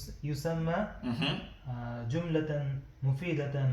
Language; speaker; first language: Arabic; non-native, learner; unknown